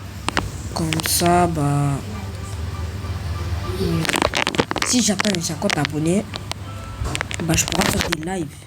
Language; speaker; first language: French; native; French